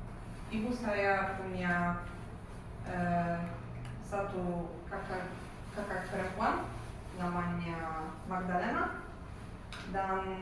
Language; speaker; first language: Indonesian; non-native, learner; Polish